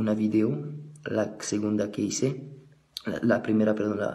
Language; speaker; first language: Spanish; non-native, fluent; French